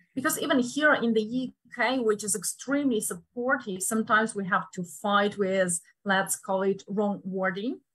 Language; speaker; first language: English; non-native, fluent; Ukrainian